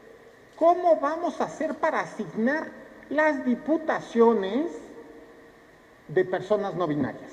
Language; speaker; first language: Spanish; native; Spanish